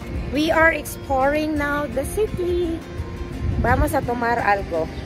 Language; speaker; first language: English; non-native, local second language; Filipino